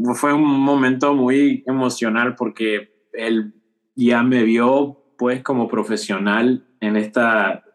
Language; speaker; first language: Spanish; early bilingual, heritage; Spanish